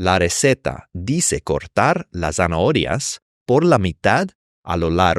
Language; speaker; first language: Spanish; non-native, fluent; English